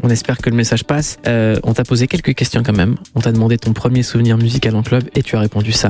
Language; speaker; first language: French; native; French